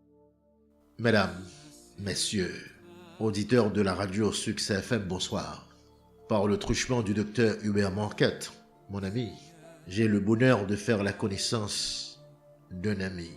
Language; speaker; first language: French; non-native, local second language; Haitian Creole